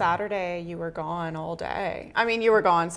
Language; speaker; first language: English; native; English